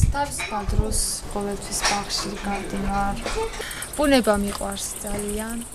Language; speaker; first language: Georgian; non-native, local second language; Azerbaijani